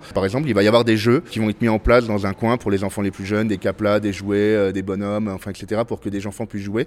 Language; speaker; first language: French; native; French